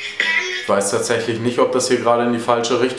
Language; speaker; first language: German; native; German